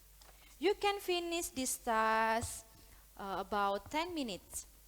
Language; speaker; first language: English; non-native, learner; Indonesian